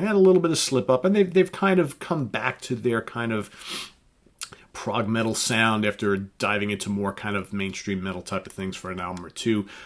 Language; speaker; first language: English; native; English